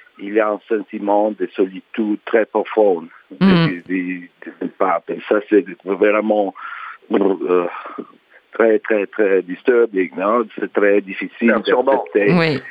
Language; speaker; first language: French; non-native, learner; Italian